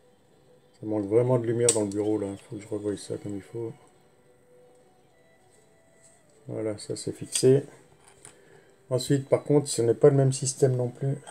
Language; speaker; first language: French; native; French